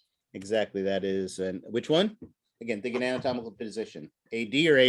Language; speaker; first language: English; native; English